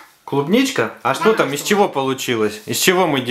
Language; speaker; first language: Russian; native; Russian